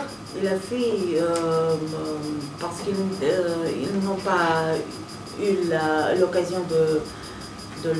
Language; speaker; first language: French; non-native, fluent; Romanian